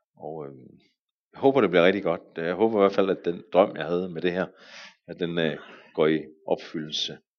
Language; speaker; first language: Danish; native; Danish